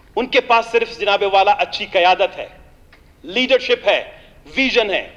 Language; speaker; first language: Urdu; non-native, local second language; Baluchi